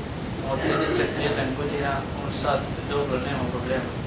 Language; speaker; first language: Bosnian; non-native, learner; Arabic